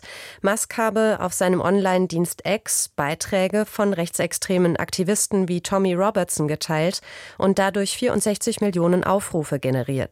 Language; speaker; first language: German; native; German